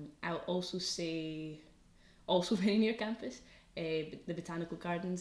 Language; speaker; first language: English; native; English